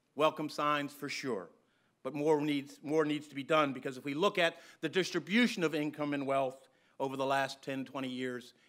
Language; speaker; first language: English; native; English